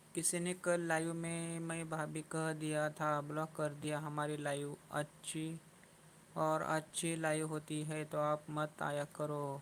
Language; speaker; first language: Hindi; non-native, local second language; Marathi